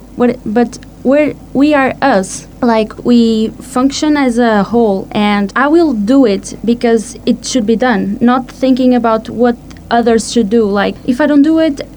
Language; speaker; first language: English; non-native, fluent; Portuguese